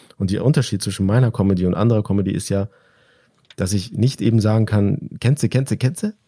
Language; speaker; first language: German; early bilingual, other home language; Turkish